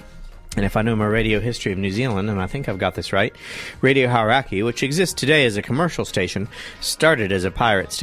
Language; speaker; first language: English; native; English